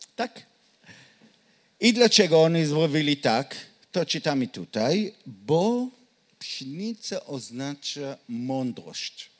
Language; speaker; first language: Polish; non-native, learner; Hebrew